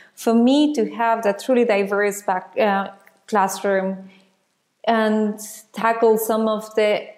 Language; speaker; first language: English; non-native, fluent; Spanish